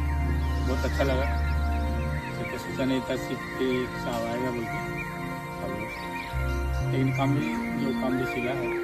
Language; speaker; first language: Hindi; non-native, local second language; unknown